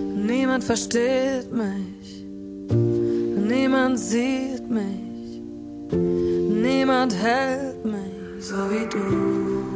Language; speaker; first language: German; native; German